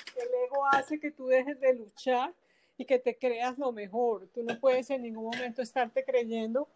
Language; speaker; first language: Spanish; native; Spanish